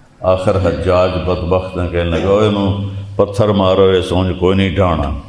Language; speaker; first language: Urdu; non-native, local second language; Punjabi